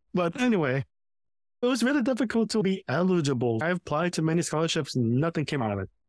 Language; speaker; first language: English; early bilingual, other home language; Filipino